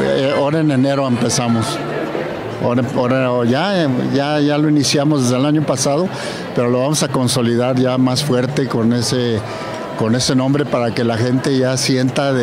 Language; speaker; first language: Spanish; native; Spanish